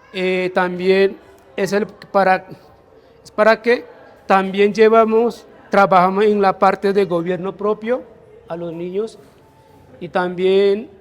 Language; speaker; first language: Spanish; non-native, local second language; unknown